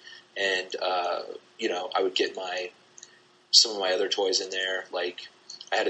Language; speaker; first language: English; native; English